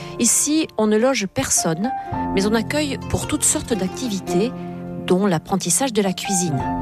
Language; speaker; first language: French; native; French